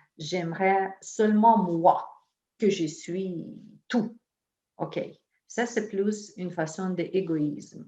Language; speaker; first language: French; non-native, fluent; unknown